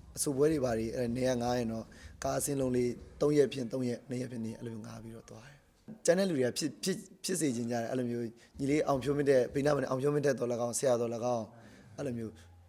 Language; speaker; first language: Burmese; native; Burmese